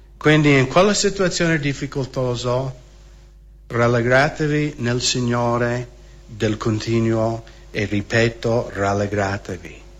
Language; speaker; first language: Italian; non-native, fluent; English